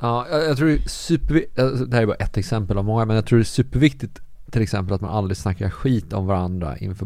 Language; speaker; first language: Swedish; native; Swedish